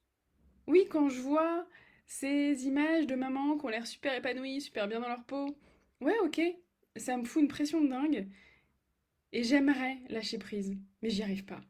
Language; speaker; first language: French; native; French